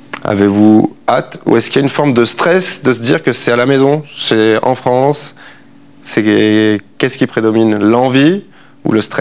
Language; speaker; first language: French; native; French